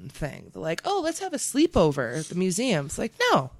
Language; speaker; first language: English; native; English